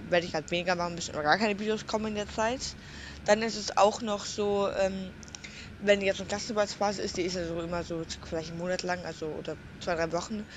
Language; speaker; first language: German; native; German